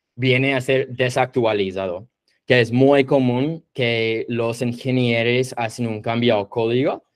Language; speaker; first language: Spanish; non-native, fluent; English